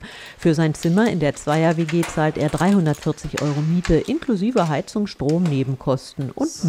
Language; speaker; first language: German; native; German